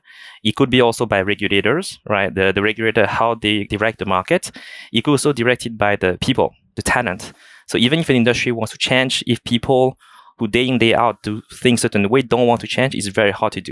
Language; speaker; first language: English; non-native, fluent; French